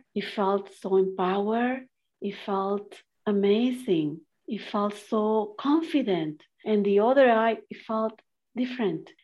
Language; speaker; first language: English; non-native, fluent; Spanish